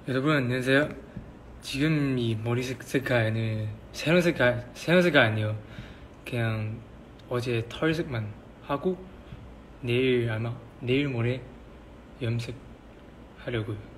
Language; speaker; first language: Korean; non-native, learner; Chinese